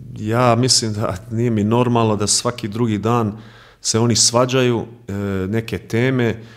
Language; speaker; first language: Croatian; early bilingual, heritage; Croatian